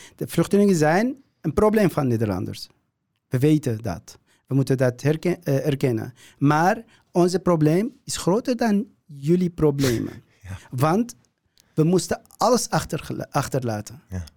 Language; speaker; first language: Dutch; non-native, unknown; Kurdish